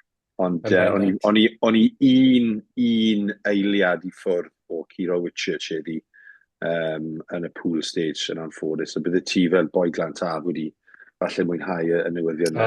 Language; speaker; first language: Welsh; native; Welsh